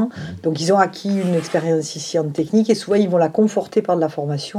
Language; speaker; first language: French; native; French